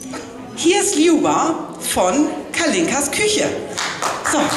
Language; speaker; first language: German; non-native, fluent; Russian